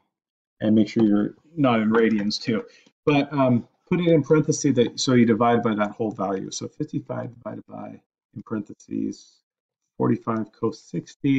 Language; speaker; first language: English; native; English